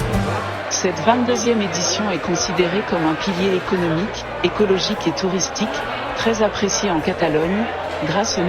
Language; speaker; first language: French; native; French